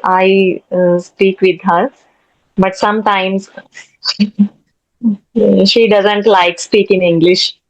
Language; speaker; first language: English; non-native, learner; Hindi